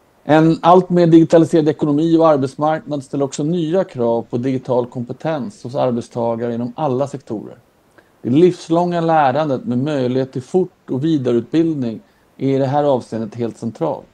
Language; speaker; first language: Swedish; native; Swedish